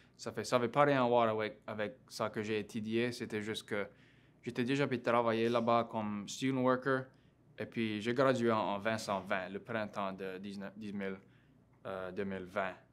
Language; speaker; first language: French; non-native, local second language; English